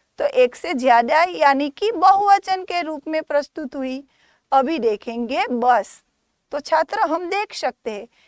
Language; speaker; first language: Hindi; non-native, local second language; Gujarati